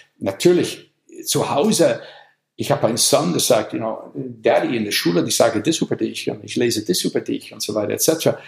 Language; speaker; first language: German; non-native, fluent; English